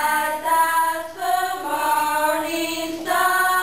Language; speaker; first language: English; non-native, learner; Malagasy